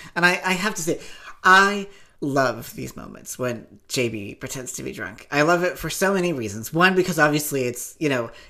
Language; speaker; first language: English; native; English